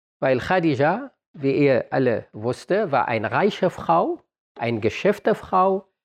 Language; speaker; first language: German; non-native, fluent; Arabic